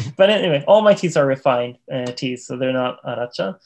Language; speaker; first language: English; non-native, fluent; Swedish